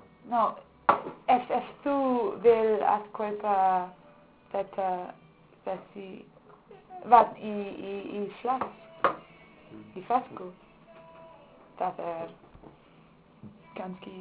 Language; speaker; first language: Icelandic; non-native, learner; English